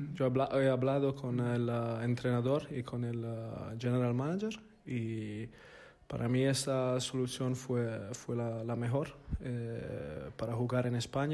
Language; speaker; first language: Spanish; non-native, learner; Italian